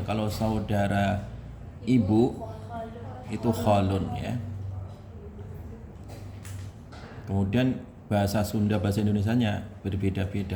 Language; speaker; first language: Indonesian; native; Indonesian